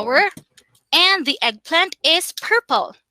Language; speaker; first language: English; non-native, local second language; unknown